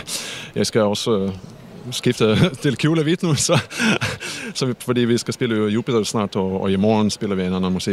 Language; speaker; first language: Danish; non-native, fluent; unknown